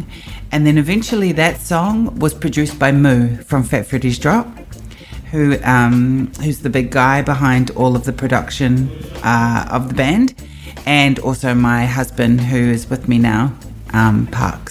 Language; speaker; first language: English; native; English